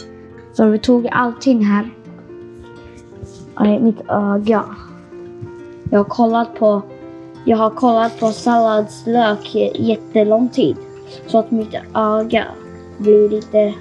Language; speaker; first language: Swedish; non-native, fluent; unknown